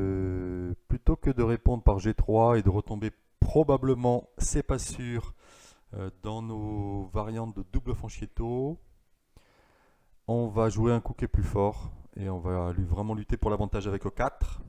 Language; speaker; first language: French; native; French